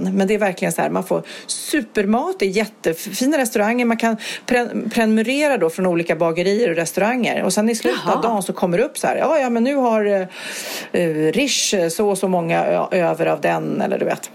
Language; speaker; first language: Swedish; native; Swedish